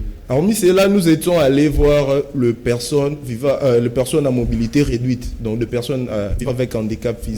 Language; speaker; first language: French; non-native, local second language; Lingala